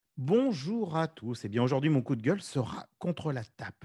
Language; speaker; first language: French; native; French